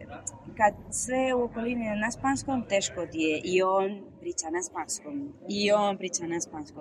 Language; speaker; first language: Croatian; non-native, learner; Spanish